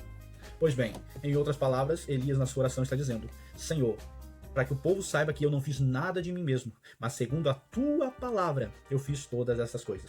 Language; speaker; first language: Portuguese; native; Portuguese